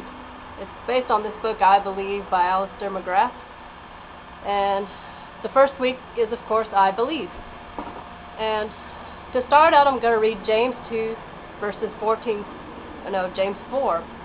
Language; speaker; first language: English; native; English